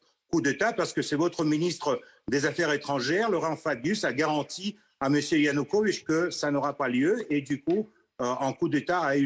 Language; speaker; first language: French; non-native, fluent; Russian